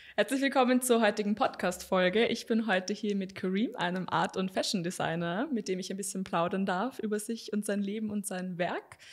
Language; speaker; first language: German; native; German